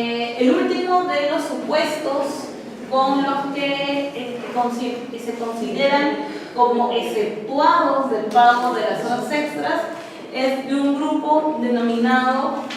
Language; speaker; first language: Spanish; native; Spanish